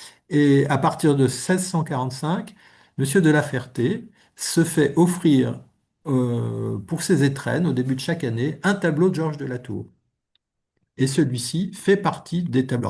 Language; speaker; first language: French; native; French